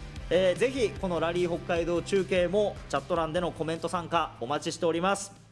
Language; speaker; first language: Japanese; native; Japanese